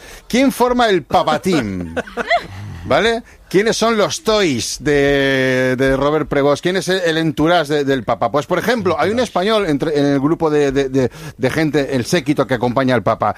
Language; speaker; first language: Spanish; native; Spanish